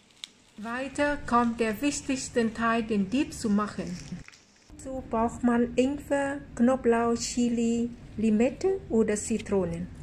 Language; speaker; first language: German; non-native, fluent; Vietnamese